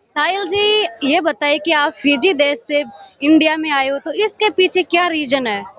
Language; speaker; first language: Hindi; native; Hindi